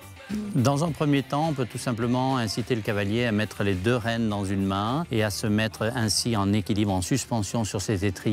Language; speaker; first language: French; native; French